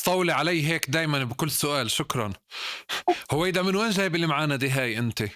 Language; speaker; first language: Arabic; native; Arabic